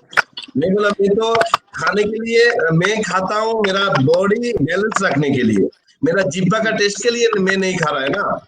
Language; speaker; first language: Hindi; non-native, learner; Bangla